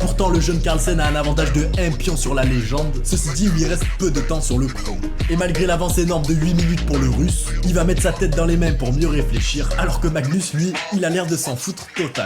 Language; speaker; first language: French; native; French